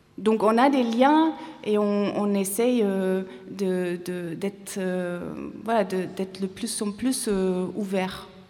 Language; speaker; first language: French; non-native, fluent; German